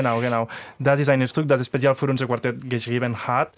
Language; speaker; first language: German; non-native, fluent; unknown